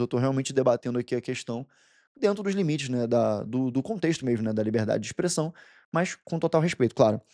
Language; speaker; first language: Portuguese; native; Portuguese